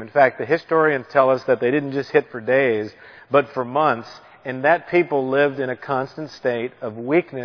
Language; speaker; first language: English; native; English